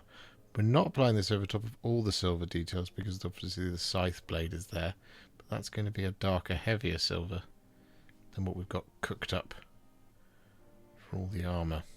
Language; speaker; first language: English; native; English